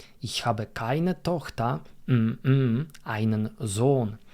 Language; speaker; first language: German; non-native, fluent; Polish